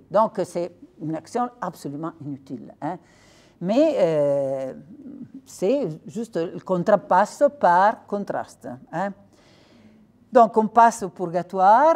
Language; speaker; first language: French; non-native, fluent; Italian